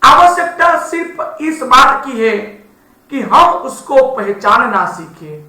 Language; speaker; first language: Hindi; non-native, local second language; Gujarati